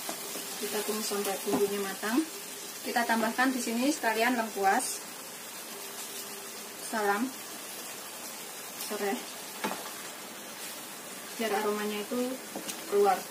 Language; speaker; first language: Indonesian; native; Indonesian